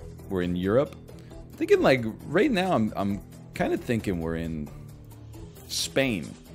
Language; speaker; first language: English; native; English